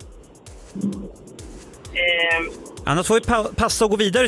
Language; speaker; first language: Swedish; native; Swedish